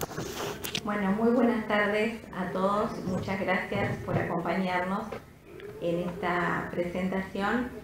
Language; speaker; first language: Spanish; native; Spanish